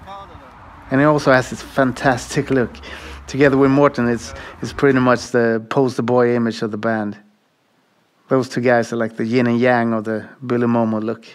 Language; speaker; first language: English; non-native, fluent; Swedish